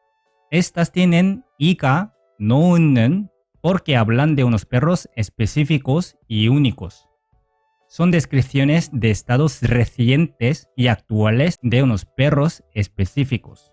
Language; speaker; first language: Spanish; non-native, fluent; Korean